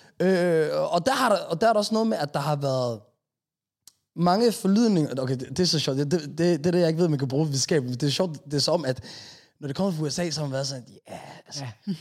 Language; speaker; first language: Danish; native; Danish